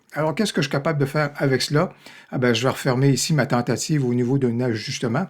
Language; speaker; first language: French; native; French